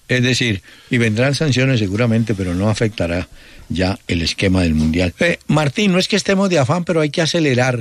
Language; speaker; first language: Spanish; native; Spanish